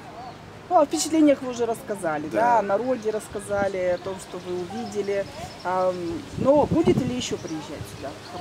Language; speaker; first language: Russian; native; Russian